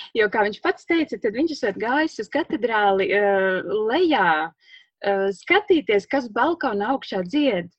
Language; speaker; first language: Latvian; native; Latvian